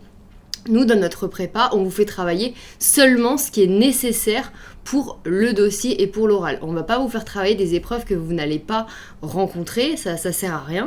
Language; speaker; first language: French; native; French